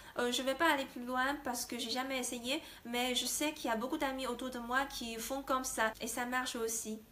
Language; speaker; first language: French; non-native, fluent; Chinese